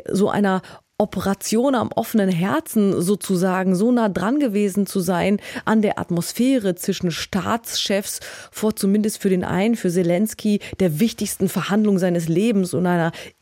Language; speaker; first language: German; native; German